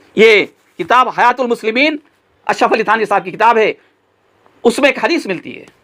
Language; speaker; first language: Urdu; native; Urdu